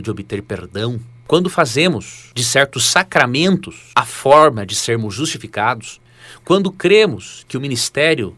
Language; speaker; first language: Portuguese; native; Portuguese